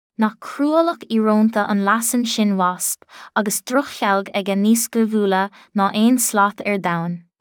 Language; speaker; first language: Irish; non-native, local second language; English